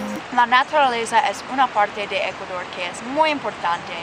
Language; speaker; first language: Spanish; non-native, learner; English